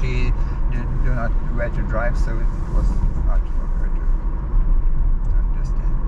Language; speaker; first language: English; non-native, learner; Lithuanian